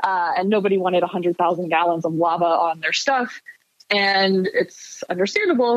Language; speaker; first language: English; native; English